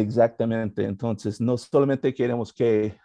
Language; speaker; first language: Spanish; non-native, learner; English